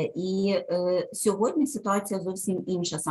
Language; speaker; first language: Ukrainian; native; Ukrainian